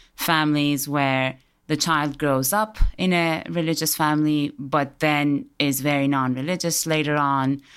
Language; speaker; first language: English; early bilingual, other home language; Persian